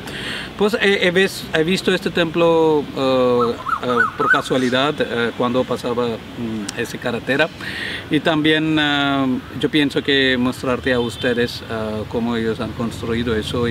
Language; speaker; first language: Spanish; non-native, learner; Malayalam